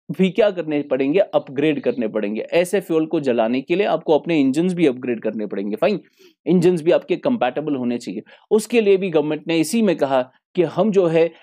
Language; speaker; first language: Hindi; non-native, local second language; Kashmiri